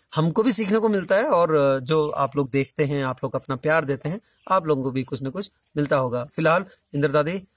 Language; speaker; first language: Hindi; native; Hindi